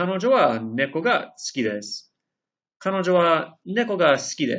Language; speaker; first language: Japanese; non-native, fluent; English